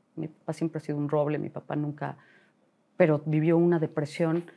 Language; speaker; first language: Spanish; native; Spanish